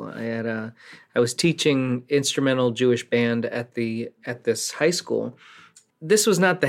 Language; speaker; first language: English; native; English